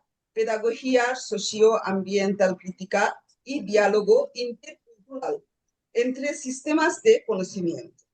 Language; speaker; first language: Spanish; non-native, learner; Bangla